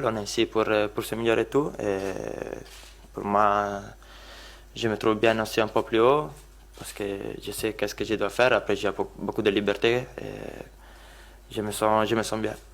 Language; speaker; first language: French; non-native, learner; Italian